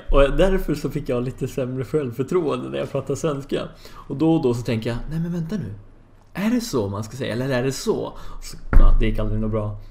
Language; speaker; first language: Swedish; native; Swedish